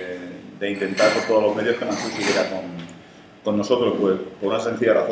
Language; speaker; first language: Spanish; native; Spanish